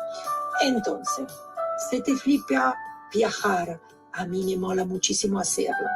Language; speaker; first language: Spanish; non-native, learner; Italian